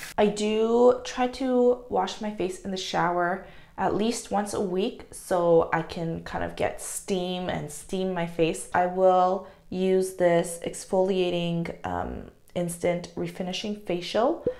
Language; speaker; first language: English; early bilingual, other home language; Korean